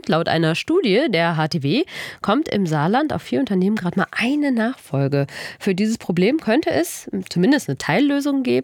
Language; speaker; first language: German; native; German